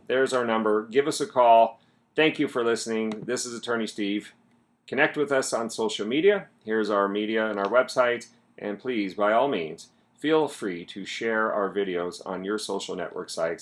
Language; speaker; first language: English; native; English